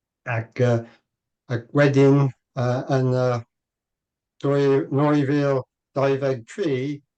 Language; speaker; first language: Welsh; non-native, learner; English